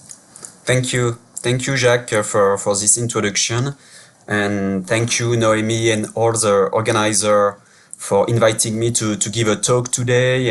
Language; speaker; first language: English; non-native, fluent; French